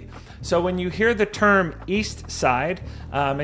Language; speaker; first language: English; native; English